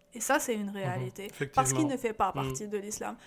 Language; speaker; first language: French; non-native, local second language; Arabic